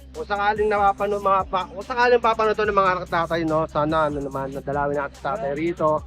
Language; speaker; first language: Filipino; native; Filipino